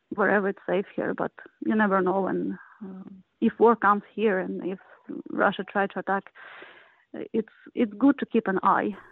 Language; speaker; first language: English; non-native, learner; Ukrainian